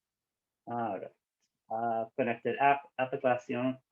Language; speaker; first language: Spanish; non-native, learner; English